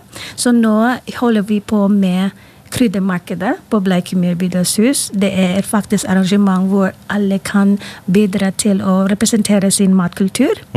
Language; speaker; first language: Norwegian; non-native, fluent; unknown